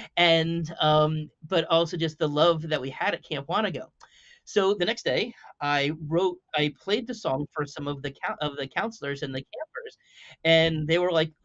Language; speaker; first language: English; native; English